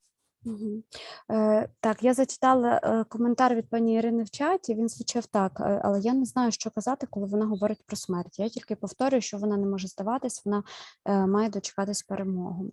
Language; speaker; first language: Ukrainian; native; Ukrainian